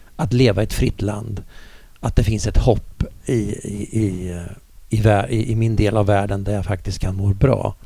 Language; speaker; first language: Swedish; native; Swedish